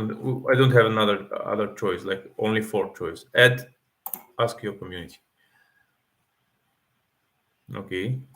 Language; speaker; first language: English; non-native, fluent; Arabic